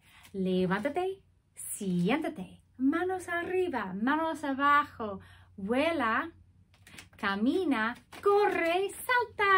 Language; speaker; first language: Spanish; non-native, fluent; English